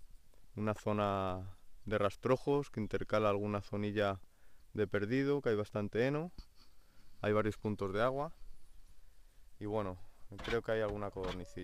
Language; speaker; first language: Spanish; native; Spanish